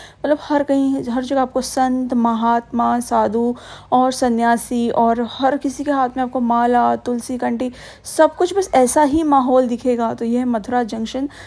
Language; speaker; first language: Hindi; native; Hindi